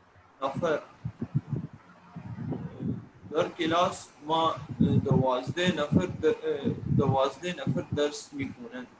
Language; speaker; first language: Persian; non-native, learner; Urdu